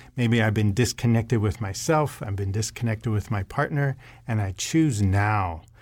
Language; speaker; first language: English; native; English